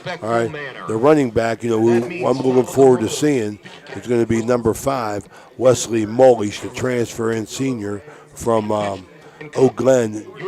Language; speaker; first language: English; native; English